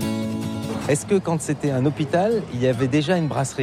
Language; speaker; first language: French; native; French